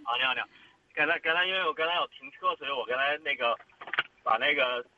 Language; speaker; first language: Chinese; native; Chinese